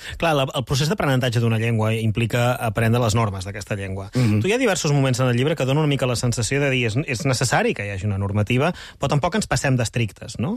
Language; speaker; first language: Catalan; native; Catalan